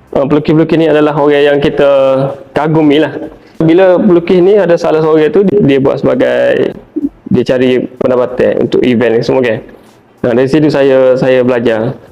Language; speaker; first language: Malay; native; Malay